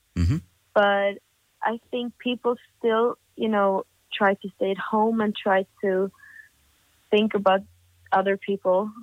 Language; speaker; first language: English; non-native, fluent; Swedish